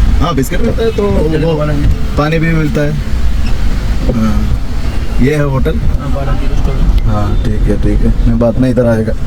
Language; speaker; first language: Hindi; non-native, local second language; Malayalam